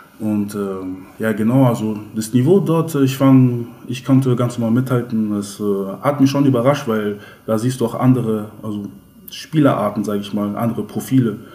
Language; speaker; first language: German; early bilingual, other home language; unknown